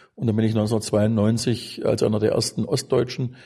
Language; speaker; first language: German; native; German